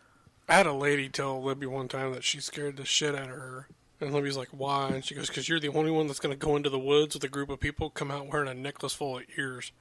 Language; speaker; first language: English; native; English